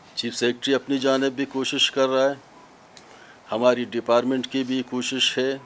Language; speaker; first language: Urdu; non-native, local second language; Baluchi